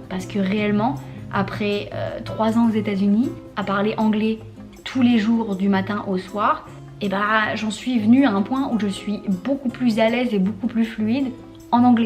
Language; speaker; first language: French; native; French